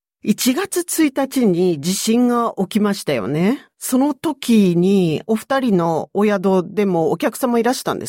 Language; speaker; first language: Japanese; native; Japanese